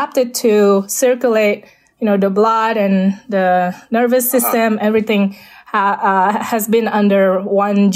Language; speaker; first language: English; non-native, fluent; Indonesian